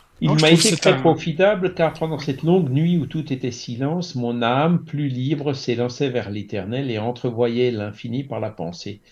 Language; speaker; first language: French; native; French